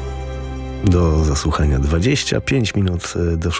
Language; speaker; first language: Polish; native; Polish